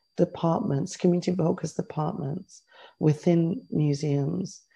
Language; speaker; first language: English; native; English